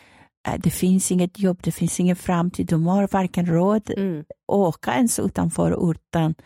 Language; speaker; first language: Swedish; non-native, fluent; Persian